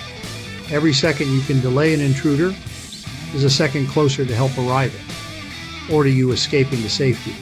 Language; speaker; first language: English; native; English